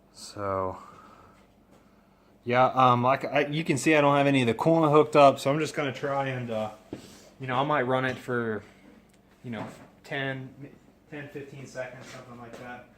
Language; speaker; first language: English; native; English